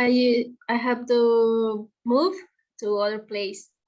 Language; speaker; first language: English; non-native, learner; Spanish